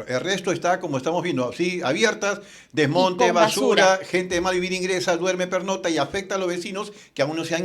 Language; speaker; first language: Spanish; native; Spanish